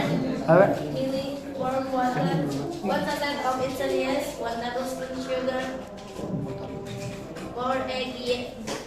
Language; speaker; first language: English; non-native, learner; Indonesian